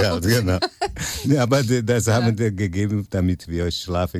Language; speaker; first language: German; non-native, fluent; Portuguese